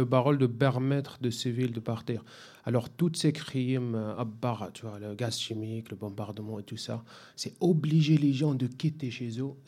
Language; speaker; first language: French; non-native, fluent; Arabic